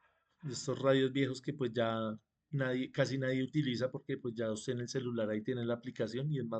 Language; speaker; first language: Spanish; native; Spanish